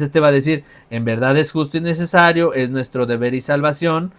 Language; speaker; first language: Spanish; native; Spanish